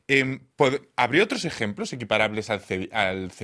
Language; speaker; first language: Spanish; native; Spanish